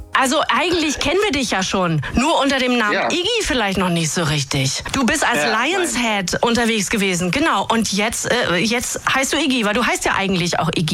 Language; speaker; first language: German; native; German